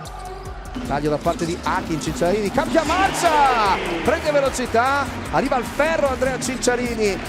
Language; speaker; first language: Italian; native; Italian